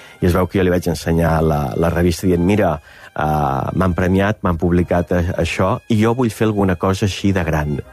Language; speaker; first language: Catalan; native; Catalan